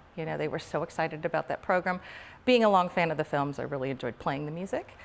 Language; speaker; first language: English; native; English